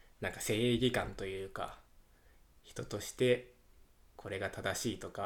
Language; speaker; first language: Japanese; native; Japanese